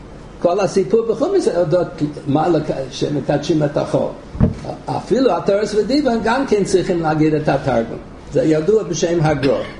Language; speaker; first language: Hebrew; non-native, fluent; English